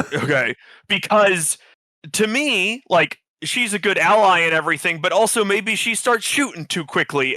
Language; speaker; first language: English; native; English